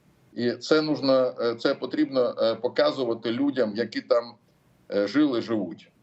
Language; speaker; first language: Ukrainian; non-native, local second language; Russian